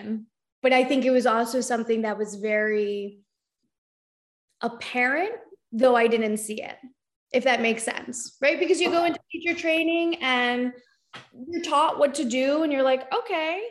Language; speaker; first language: English; native; English